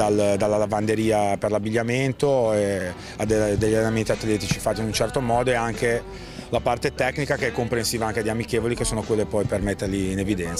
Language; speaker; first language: Italian; native; Italian